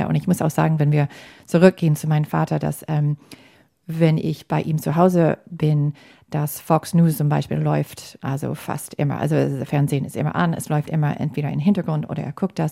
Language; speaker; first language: German; non-native, fluent; English